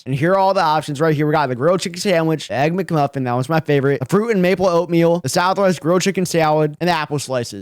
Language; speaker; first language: English; native; English